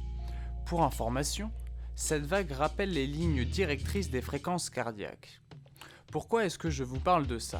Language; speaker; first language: French; native; French